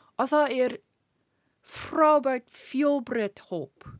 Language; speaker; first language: Icelandic; non-native, learner; English